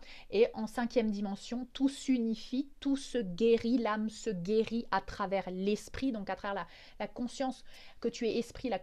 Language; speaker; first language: French; native; French